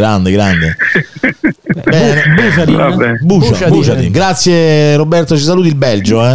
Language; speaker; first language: Italian; native; Italian